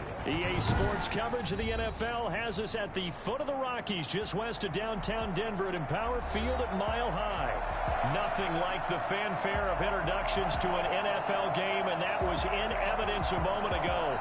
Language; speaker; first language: English; native; English